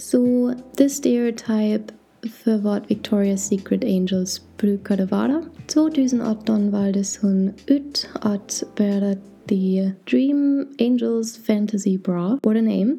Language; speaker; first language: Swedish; non-native, learner; English